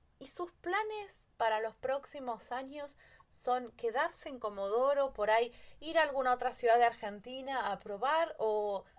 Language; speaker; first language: Spanish; native; Spanish